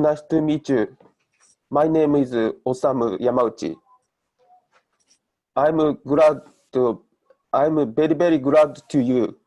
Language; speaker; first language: English; non-native, learner; Japanese